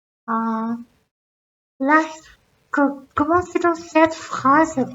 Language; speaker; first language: French; non-native, learner; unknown